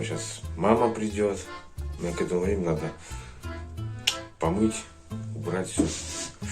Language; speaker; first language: Russian; native; Russian